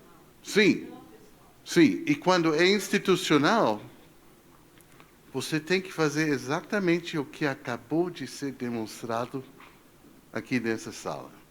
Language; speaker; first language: Portuguese; non-native, fluent; English